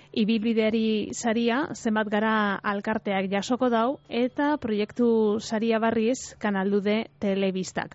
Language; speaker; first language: Basque; native; Basque